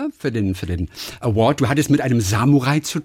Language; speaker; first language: German; native; German